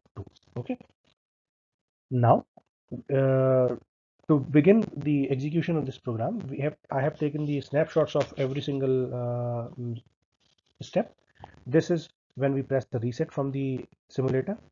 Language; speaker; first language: English; non-native, local second language; Hindi